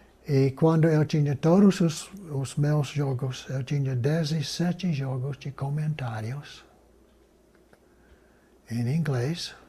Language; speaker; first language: Portuguese; non-native, fluent; English